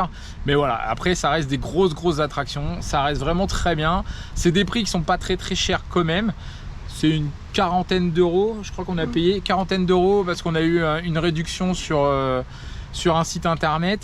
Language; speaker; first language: French; native; French